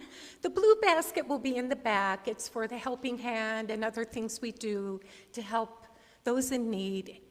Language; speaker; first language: English; native; English